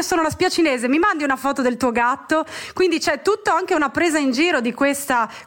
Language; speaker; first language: Italian; native; Italian